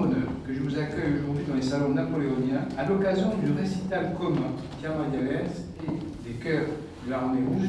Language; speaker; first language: French; native; French